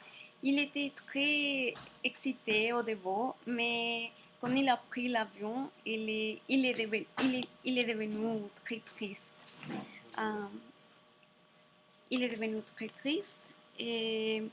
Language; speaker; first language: French; non-native, learner; Spanish